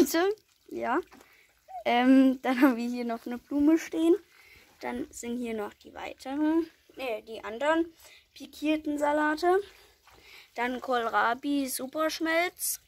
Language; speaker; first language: German; native; German